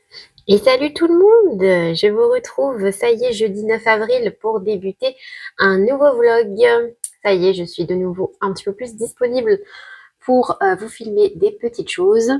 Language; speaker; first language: French; native; French